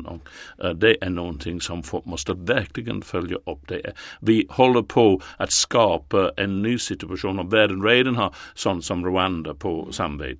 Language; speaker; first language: Swedish; non-native, fluent; English